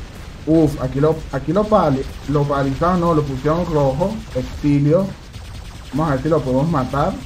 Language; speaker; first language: Spanish; native; Spanish